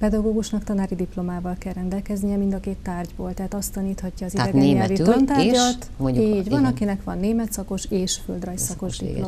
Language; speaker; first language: Hungarian; native; Hungarian